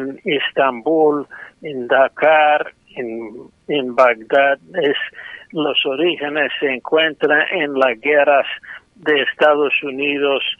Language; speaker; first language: Spanish; non-native, fluent; English